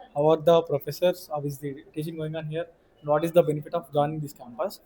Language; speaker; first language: English; non-native, local second language; Telugu